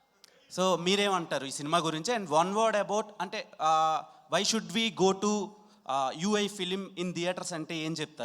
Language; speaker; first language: Telugu; native; Telugu